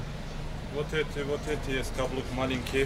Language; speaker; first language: Russian; non-native, learner; Turkish